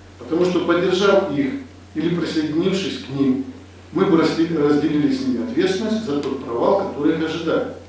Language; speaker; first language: Russian; native; Russian